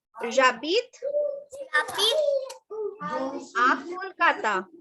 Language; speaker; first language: French; non-native, fluent; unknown